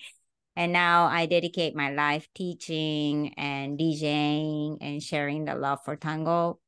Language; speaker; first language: English; non-native, fluent; Japanese